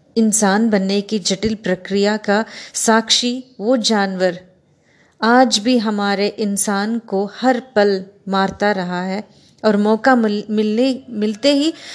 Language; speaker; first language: Hindi; non-native, local second language; Kannada